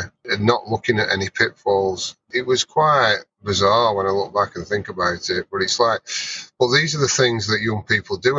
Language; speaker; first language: English; native; English